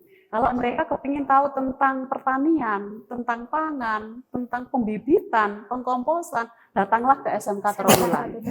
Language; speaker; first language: Indonesian; native; Indonesian